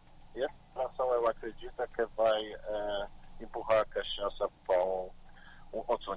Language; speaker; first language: Portuguese; non-native, learner; Polish